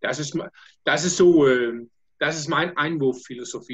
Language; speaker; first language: German; non-native, learner; Danish